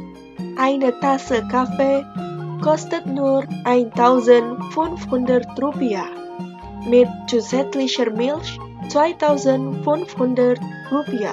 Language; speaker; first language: German; non-native, fluent; Indonesian